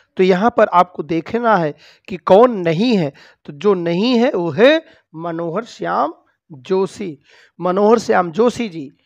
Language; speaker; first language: Hindi; native; Hindi